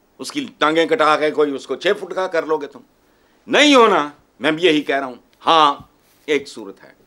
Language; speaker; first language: Urdu; non-native, local second language; Punjabi